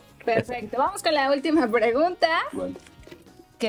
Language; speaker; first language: Spanish; native; Spanish